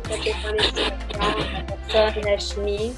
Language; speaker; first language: French; native; French